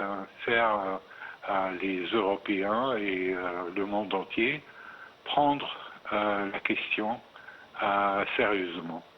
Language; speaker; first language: French; non-native, fluent; Arabic